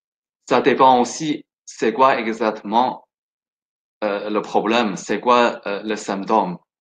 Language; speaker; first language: French; non-native, fluent; Chinese